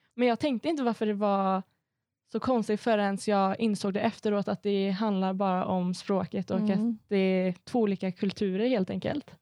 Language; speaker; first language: Swedish; native; Swedish